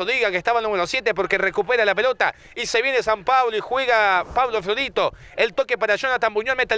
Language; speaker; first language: Spanish; native; Spanish